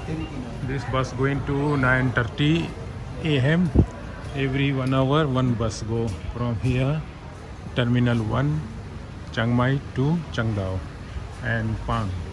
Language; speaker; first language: English; non-native, learner; Urdu